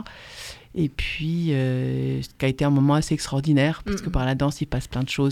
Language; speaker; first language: French; native; French